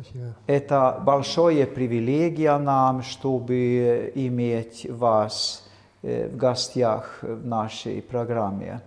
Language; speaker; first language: Russian; non-native, fluent; Swedish